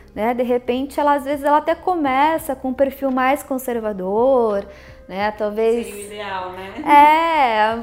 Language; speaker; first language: Portuguese; native; Portuguese